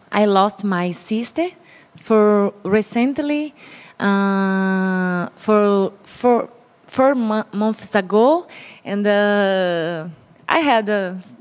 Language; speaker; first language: English; non-native, learner; Portuguese